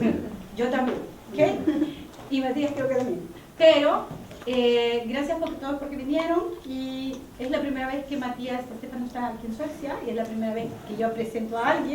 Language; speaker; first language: Spanish; early bilingual, heritage; Spanish